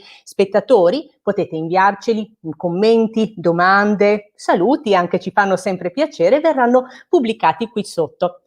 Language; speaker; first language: Italian; native; Italian